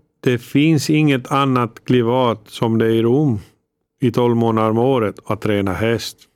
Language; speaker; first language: Swedish; non-native, fluent; Finnish